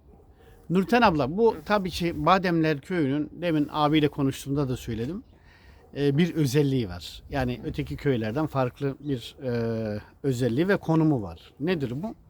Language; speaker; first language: Turkish; native; Turkish